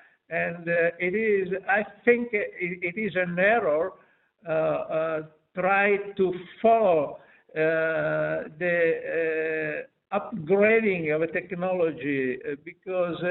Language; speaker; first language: English; non-native, fluent; Italian